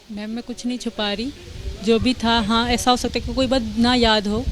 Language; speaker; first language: Hindi; non-native, local second language; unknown